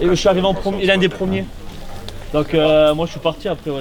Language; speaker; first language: French; native; French